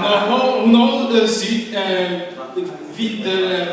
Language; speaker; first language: Swedish; non-native, fluent; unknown